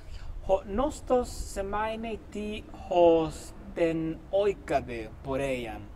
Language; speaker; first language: Greek; non-native, fluent; Spanish